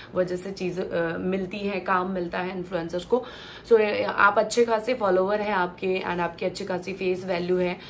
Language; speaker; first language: Hindi; non-native, local second language; Gujarati